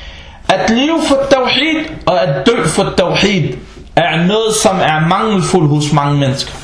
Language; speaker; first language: Danish; non-native, fluent; Arabic